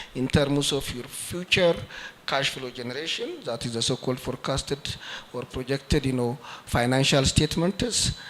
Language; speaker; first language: English; non-native, local second language; Amharic